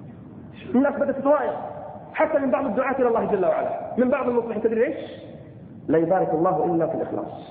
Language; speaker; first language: Arabic; native; Arabic